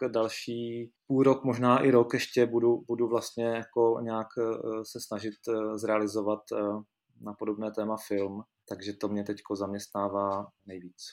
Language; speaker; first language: Czech; native; Czech